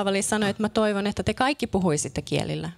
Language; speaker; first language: Finnish; native; Finnish